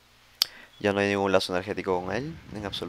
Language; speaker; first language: Spanish; native; Spanish